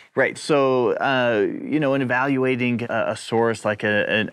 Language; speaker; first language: English; native; English